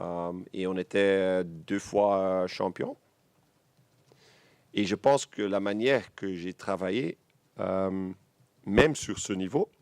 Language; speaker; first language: French; non-native, local second language; Dutch